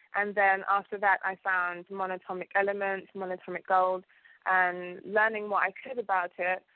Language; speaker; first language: English; early bilingual, other home language; Ganda